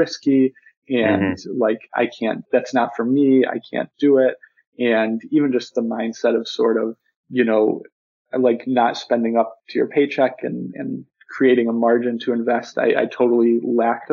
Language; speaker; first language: English; native; English